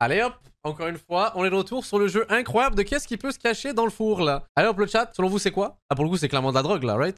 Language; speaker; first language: French; native; French